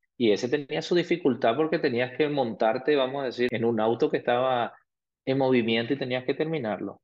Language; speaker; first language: Spanish; early bilingual, other home language; Arabic